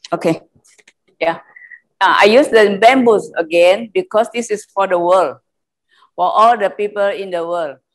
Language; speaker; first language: English; non-native, learner; Indonesian